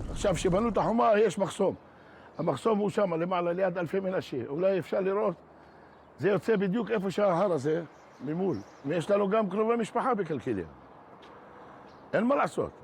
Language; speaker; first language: Hebrew; non-native, local second language; Arabic